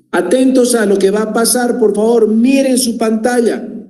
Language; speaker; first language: Spanish; native; Spanish